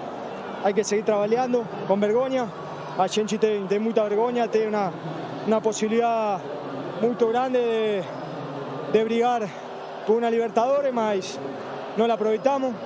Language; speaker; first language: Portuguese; non-native, learner; Spanish